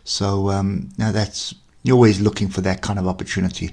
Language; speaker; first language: English; native; English